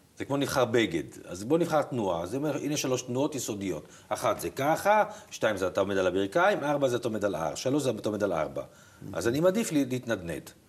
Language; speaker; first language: Hebrew; native; Hebrew